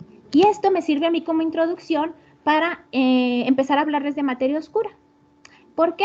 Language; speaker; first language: Spanish; native; Spanish